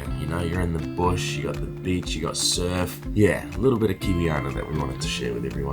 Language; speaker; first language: English; native; English